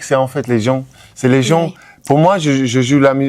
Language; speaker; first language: French; non-native, fluent; English